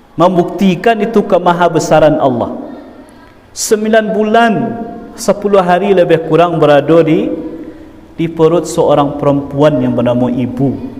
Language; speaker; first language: Malay; non-native, local second language; Minangkabau